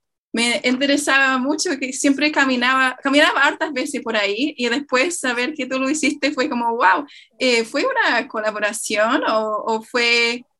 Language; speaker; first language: Spanish; non-native, fluent; English